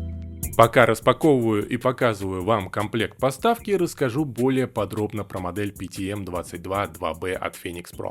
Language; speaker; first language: Russian; native; Russian